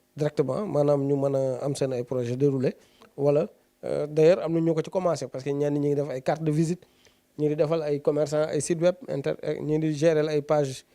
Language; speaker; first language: Wolof; native; Wolof